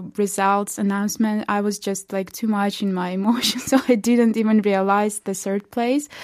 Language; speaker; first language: English; non-native, fluent; Belarusian